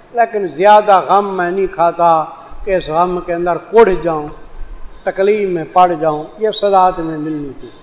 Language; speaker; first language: Urdu; non-native, local second language; Saraiki